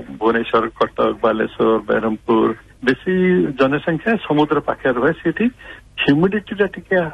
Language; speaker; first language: Odia; non-native, local second language; Marathi